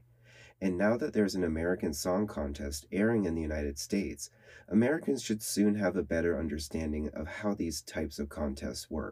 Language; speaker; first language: English; native; English